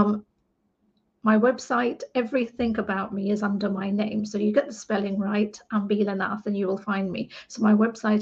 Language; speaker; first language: English; native; English